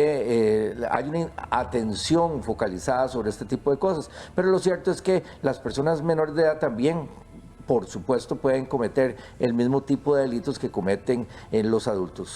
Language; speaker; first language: Spanish; native; Spanish